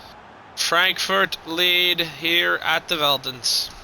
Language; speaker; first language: English; native; English